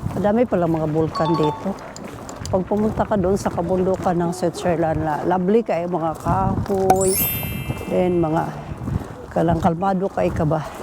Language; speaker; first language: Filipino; non-native, local second language; Cebuano